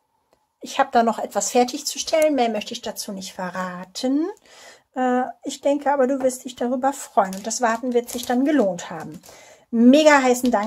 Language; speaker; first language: German; native; German